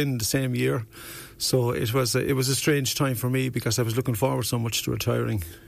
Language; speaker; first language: English; native; English